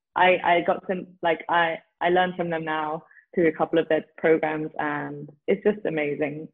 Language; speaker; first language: English; native; English